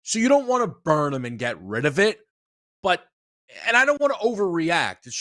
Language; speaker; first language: English; native; English